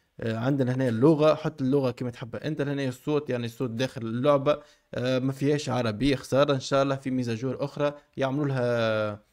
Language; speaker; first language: Arabic; native; Arabic